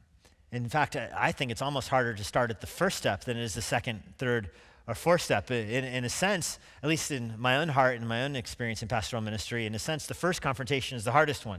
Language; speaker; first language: English; native; English